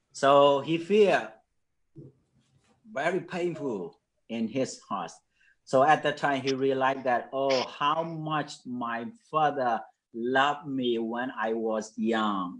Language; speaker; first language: English; non-native, fluent; Mon